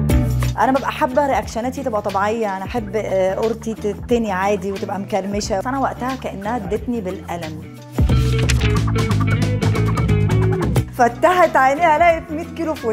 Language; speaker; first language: Arabic; native; Arabic